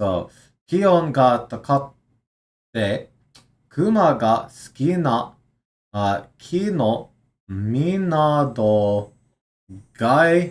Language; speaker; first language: Japanese; non-native, learner; English